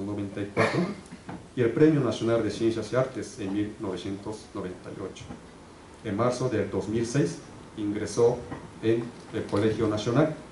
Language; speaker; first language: Spanish; native; Spanish